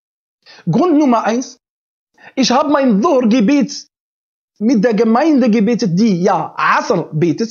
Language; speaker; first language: German; non-native, fluent; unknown